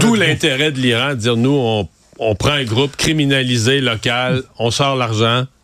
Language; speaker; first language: French; native; French